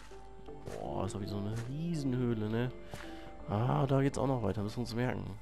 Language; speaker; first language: German; native; German